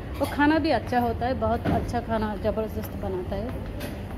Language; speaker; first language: Hindi; non-native, learner; Bangla